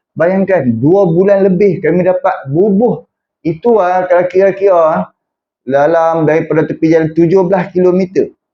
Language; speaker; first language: Malay; native; Malay